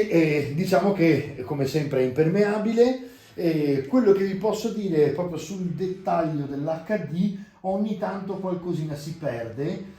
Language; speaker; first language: Italian; native; Italian